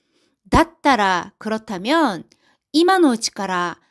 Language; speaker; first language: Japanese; non-native, fluent; Korean